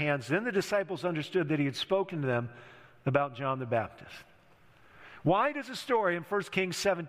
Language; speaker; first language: English; native; English